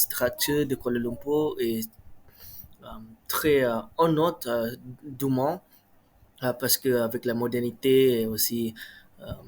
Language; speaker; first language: French; non-native, learner; Malay